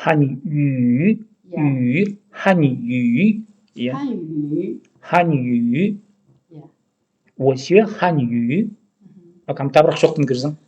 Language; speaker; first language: Chinese; non-native, learner; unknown